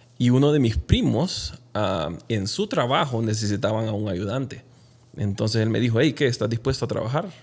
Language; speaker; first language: Spanish; native; Spanish